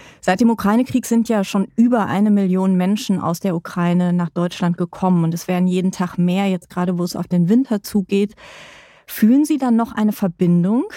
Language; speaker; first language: German; native; German